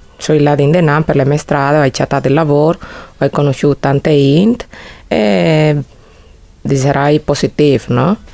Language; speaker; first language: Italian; non-native, fluent; Spanish